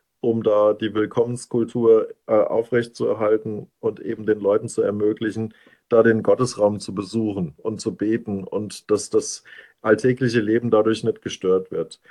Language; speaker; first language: German; native; German